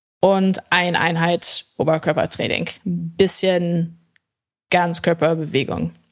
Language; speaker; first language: German; early bilingual, heritage; English